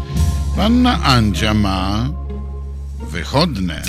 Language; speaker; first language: Polish; native; Polish